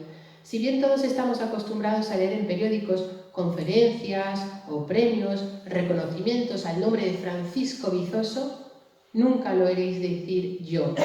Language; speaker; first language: Spanish; native; Spanish